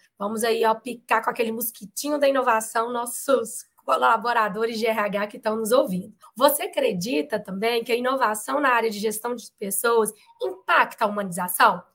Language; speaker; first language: Portuguese; native; Portuguese